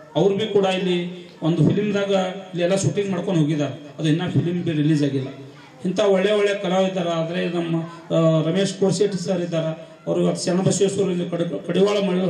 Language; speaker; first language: Kannada; native; Kannada